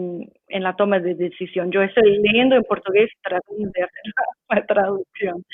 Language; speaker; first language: Spanish; non-native, fluent; English